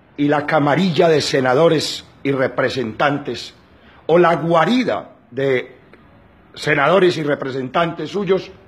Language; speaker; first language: Spanish; native; Spanish